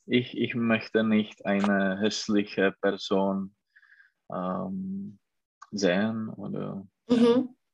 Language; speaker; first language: German; non-native, learner; Czech